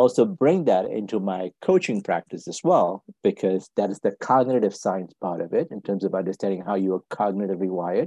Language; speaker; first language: English; non-native, local second language; Tamil